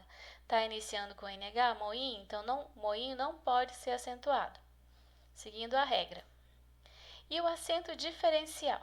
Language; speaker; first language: Portuguese; native; Portuguese